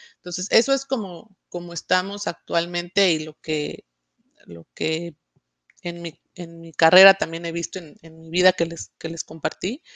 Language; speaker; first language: Spanish; native; Spanish